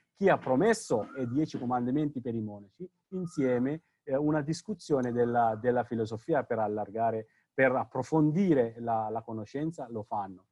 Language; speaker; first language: Italian; non-native, fluent; Sinhala